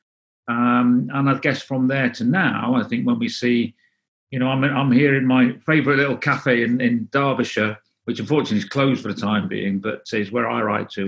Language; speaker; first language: English; non-native, local second language; Welsh